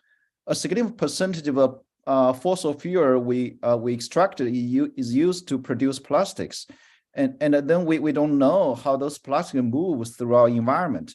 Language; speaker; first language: English; non-native, fluent; Chinese